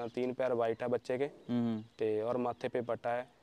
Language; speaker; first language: Hindi; native; Hindi